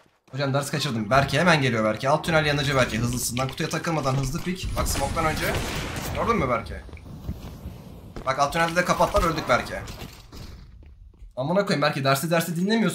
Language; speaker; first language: Turkish; native; Turkish